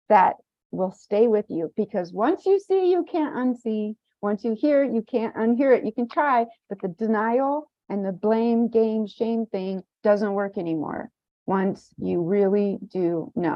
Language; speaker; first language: English; native; English